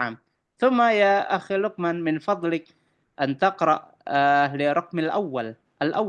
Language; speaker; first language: Arabic; non-native, fluent; Indonesian